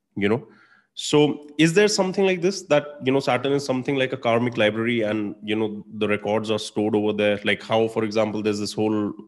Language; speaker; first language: English; non-native, local second language; Hindi